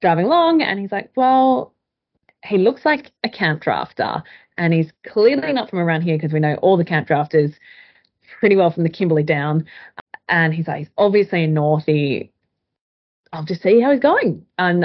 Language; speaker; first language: English; native; English